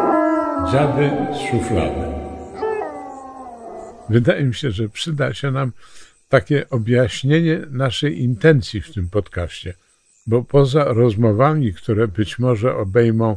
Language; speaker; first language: Polish; native; Polish